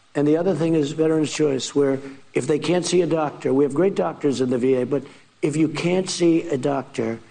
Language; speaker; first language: English; native; English